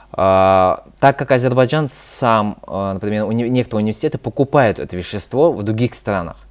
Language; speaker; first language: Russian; early bilingual, other home language; Azerbaijani